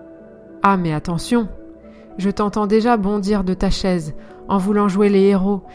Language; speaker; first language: French; native; French